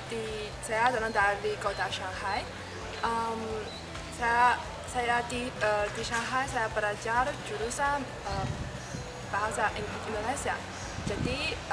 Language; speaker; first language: Indonesian; non-native, learner; Chinese